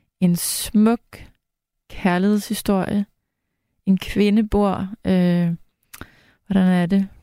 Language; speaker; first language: Danish; native; Danish